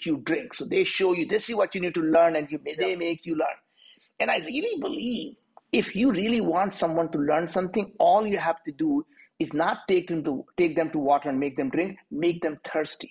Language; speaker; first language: English; non-native, local second language; Hindi